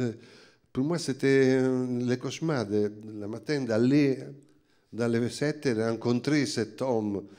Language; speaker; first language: French; non-native, fluent; Italian